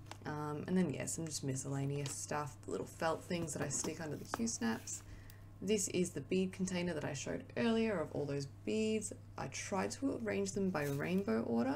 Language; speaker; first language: English; native; English